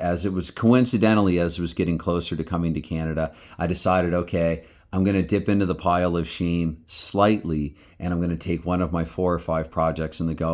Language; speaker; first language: English; native; English